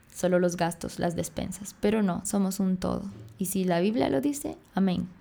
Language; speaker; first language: Spanish; native; Spanish